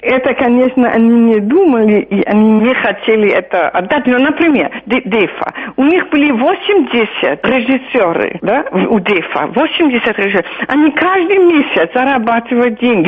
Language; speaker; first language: Russian; non-native, fluent; German